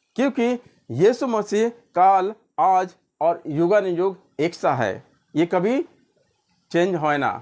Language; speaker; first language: Hindi; non-native, local second language; Bangla